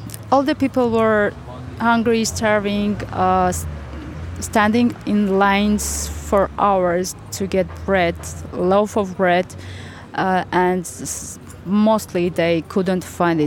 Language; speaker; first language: English; non-native, fluent; Armenian